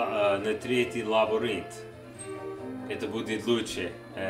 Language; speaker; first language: Russian; non-native, learner; English